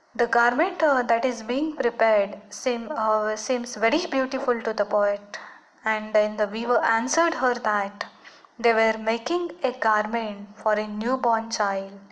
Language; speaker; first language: English; non-native, local second language; Marathi